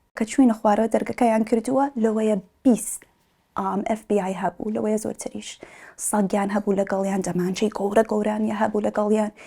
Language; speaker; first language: Central Kurdish; early bilingual, heritage; Central Kurdish